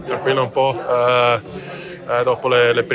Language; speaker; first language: Italian; non-native, fluent; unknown